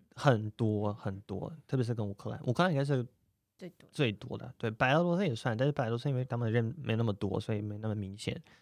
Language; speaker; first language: Chinese; non-native, fluent; Russian